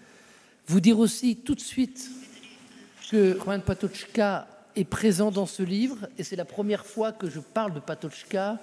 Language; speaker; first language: French; native; French